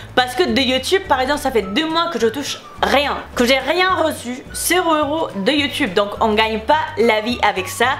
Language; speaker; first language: French; non-native, fluent; Spanish